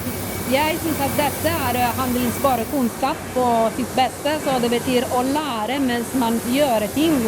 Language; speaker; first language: Norwegian; non-native, fluent; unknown